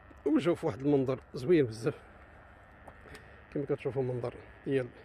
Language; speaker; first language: Arabic; native; Arabic